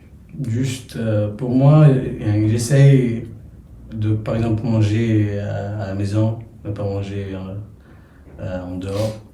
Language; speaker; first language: French; non-native, local second language; Arabic